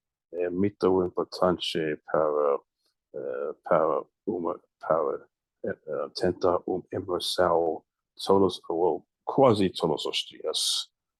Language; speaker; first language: Portuguese; non-native, learner; English